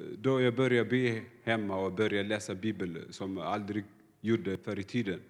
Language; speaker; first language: Swedish; non-native, learner; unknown